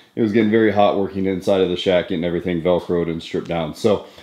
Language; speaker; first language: English; native; English